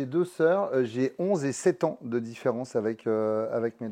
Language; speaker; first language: French; native; French